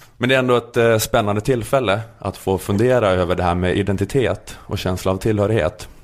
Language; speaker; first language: Swedish; native; Swedish